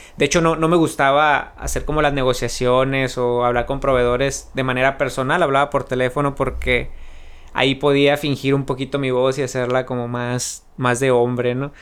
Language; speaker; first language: Spanish; native; Spanish